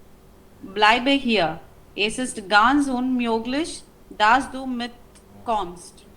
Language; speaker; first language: German; non-native, learner; Hindi